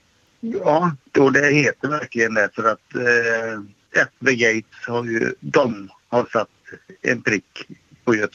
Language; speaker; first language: Swedish; native; Swedish